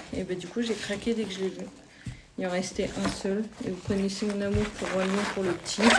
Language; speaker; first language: French; native; French